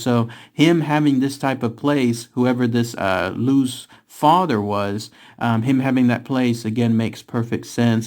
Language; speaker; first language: English; native; English